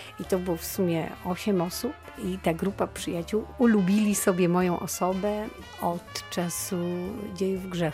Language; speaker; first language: Polish; native; Polish